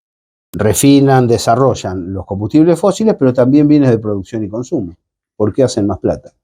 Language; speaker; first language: Spanish; native; Spanish